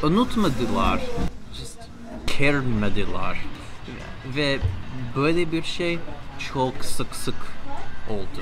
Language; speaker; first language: Turkish; non-native, learner; English